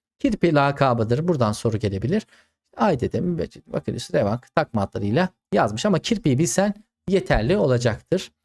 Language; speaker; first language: Turkish; native; Turkish